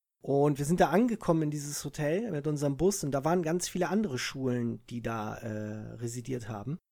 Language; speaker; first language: German; early bilingual, other home language; Italian